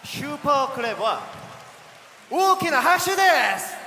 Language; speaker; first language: Japanese; non-native, learner; Korean